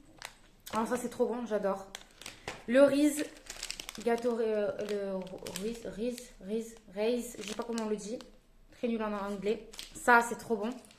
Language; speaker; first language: French; native; French